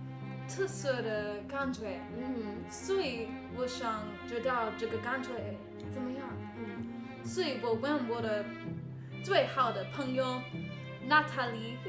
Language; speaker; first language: Chinese; non-native, learner; English